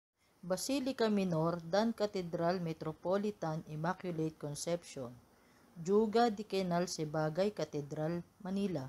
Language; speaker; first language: Indonesian; non-native, learner; Filipino